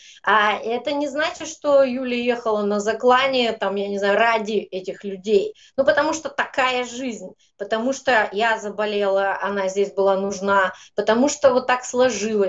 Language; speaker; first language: Russian; native; Russian